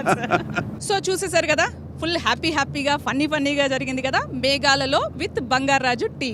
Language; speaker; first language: Telugu; native; Telugu